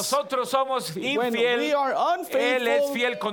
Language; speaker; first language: Spanish; native; Spanish